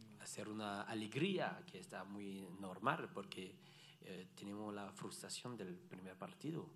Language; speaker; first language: Spanish; non-native, learner; French